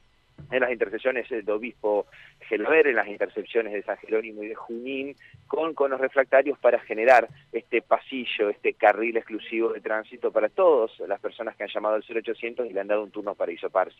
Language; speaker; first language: Spanish; native; Spanish